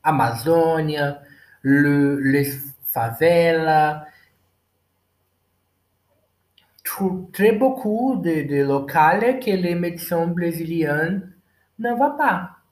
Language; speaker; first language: French; non-native, learner; Portuguese